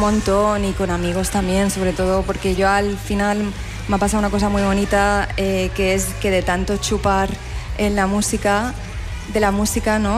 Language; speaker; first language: Spanish; native; Spanish